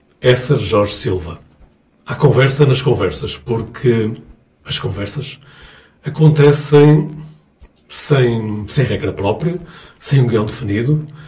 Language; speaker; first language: Portuguese; native; Portuguese